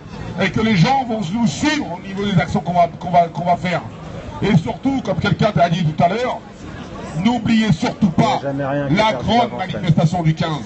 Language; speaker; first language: French; native; French